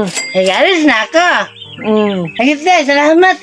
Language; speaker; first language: Filipino; non-native, local second language; Cebuano